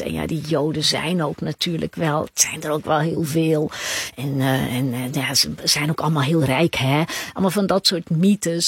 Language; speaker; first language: Dutch; native; Dutch